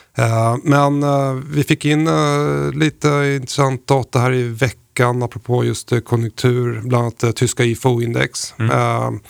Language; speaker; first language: Swedish; native; Swedish